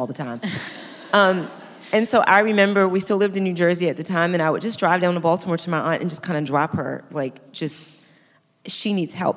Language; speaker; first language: English; native; English